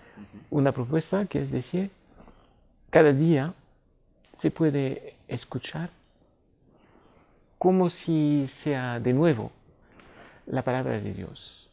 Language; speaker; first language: Spanish; non-native, fluent; French